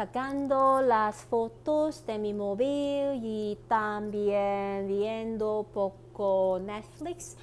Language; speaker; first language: Spanish; non-native, learner; Cantonese